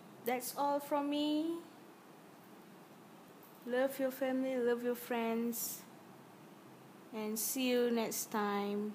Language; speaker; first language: English; non-native, learner; Malay